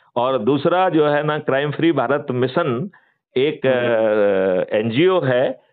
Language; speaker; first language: Hindi; native; Hindi